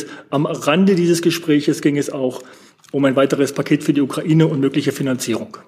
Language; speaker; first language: German; native; German